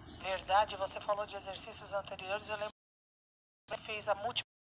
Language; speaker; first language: Portuguese; native; Portuguese